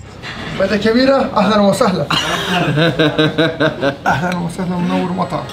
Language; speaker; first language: Arabic; non-native, learner; Turkish